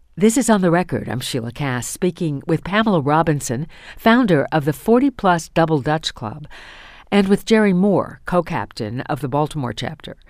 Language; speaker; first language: English; native; English